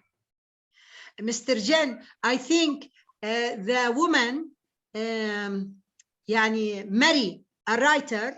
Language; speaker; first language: English; non-native, learner; Arabic